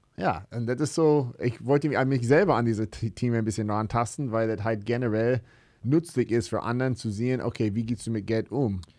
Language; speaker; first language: German; non-native, fluent; English